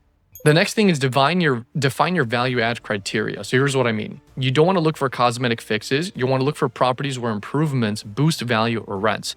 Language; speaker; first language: English; native; English